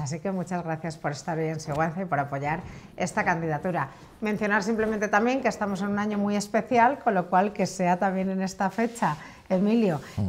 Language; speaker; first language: Spanish; native; Spanish